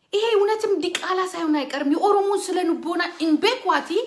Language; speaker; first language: Amharic; non-native, local second language; Oromo